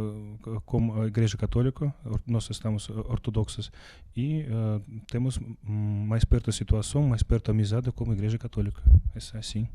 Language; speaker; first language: Portuguese; non-native, learner; Russian